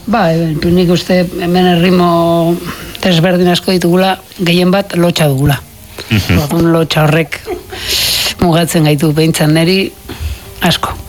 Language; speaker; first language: Basque; native; Basque